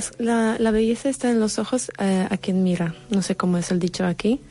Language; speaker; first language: Spanish; non-native, fluent; Polish